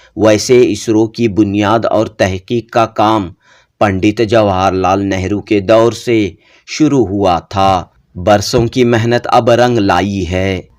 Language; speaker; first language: Urdu; native; Urdu